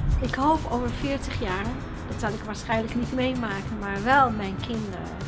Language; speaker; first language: Dutch; non-native, fluent; Arabic